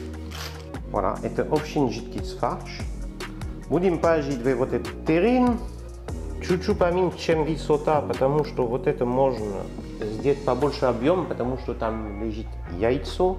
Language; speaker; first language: Russian; non-native, learner; French